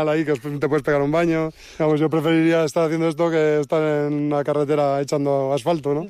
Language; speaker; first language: Spanish; native; Spanish